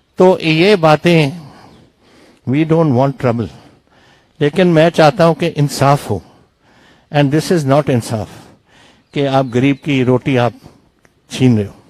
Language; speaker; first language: Hindi; non-native, local second language; Punjabi